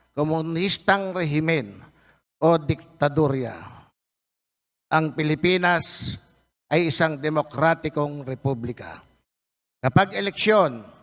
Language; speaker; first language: Filipino; native; Filipino